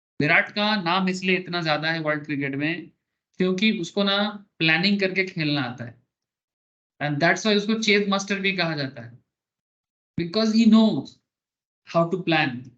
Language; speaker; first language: Hindi; non-native, local second language; Bangla